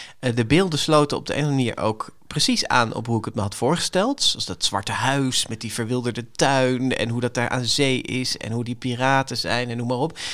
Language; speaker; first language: Dutch; native; Dutch